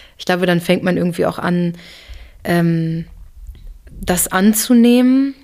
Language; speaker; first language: German; early bilingual, other home language; English